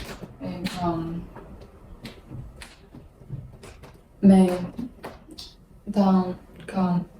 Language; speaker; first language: French; non-native, learner; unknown